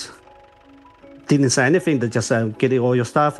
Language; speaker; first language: English; non-native, fluent; Chinese